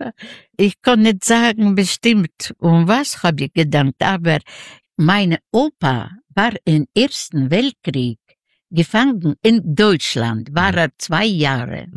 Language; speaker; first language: German; non-native, learner; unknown